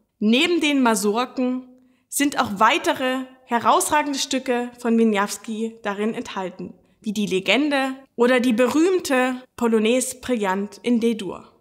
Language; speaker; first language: German; native; German